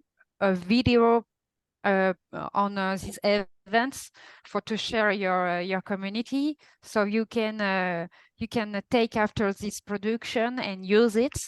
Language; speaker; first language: English; non-native, fluent; Italian